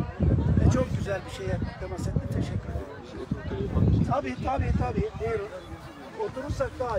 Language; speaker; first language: Turkish; native; Turkish